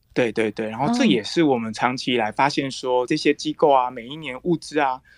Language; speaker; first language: Chinese; native; Chinese